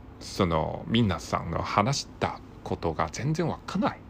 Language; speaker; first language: Japanese; non-native, learner; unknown